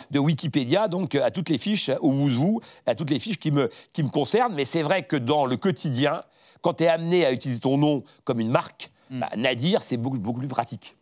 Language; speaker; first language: French; native; French